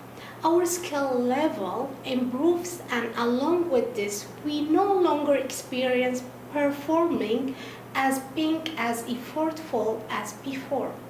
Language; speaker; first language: English; non-native, fluent; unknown